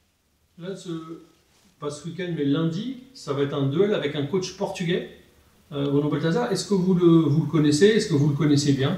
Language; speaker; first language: French; native; French